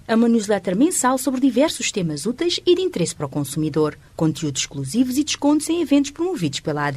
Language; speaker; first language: Portuguese; non-native, local second language; Kabuverdianu